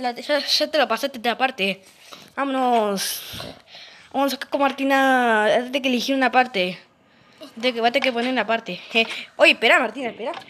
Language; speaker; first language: Spanish; native; Spanish